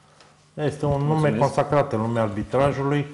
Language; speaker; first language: Romanian; native; Romanian